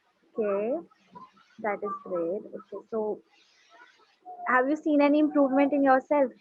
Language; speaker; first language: English; non-native, local second language; Hindi